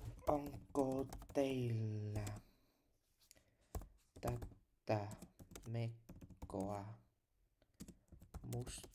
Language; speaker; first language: Finnish; non-native, learner; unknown